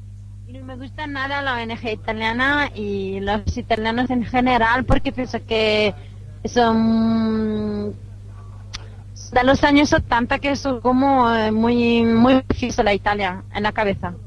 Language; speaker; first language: Spanish; non-native, fluent; Italian